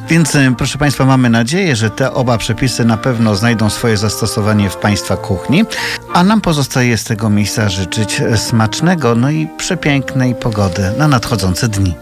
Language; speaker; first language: Polish; native; Polish